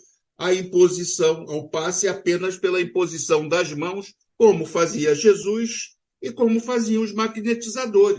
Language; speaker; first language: Portuguese; native; Portuguese